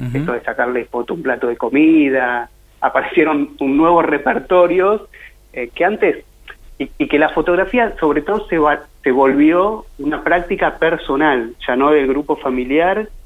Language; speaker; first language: Spanish; native; Spanish